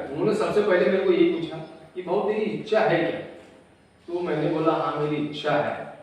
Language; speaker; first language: Hindi; non-native, local second language; Marathi